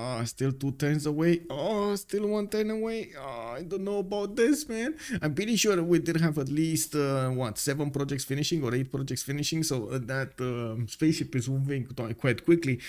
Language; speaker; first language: English; non-native, fluent; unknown